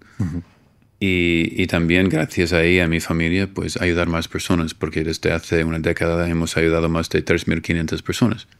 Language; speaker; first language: Spanish; non-native, fluent; English